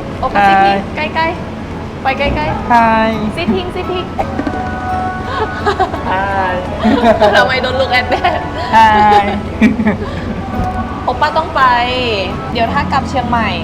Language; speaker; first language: Thai; native; Thai